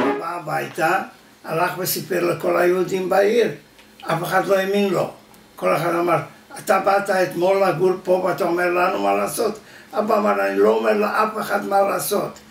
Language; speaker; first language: Hebrew; non-native, fluent; Yiddish